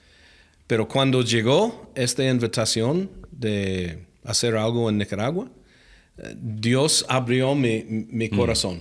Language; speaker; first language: Spanish; non-native, fluent; English